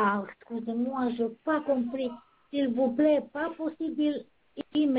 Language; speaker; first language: French; non-native, learner; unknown